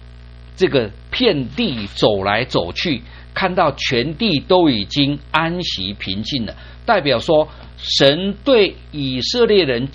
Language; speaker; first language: Chinese; native; Chinese